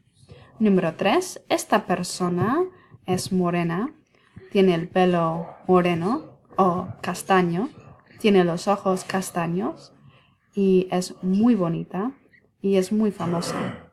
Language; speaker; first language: Spanish; non-native, fluent; English